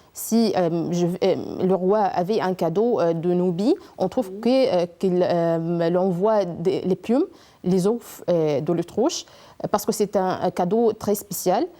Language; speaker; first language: French; non-native, learner; Arabic